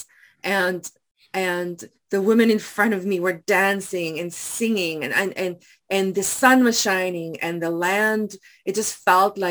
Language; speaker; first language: English; non-native, local second language; Afrikaans